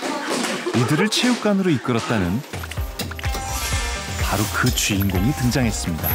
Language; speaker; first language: Korean; native; Korean